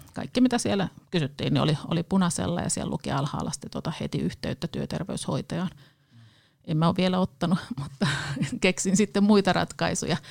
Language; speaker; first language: Finnish; native; Finnish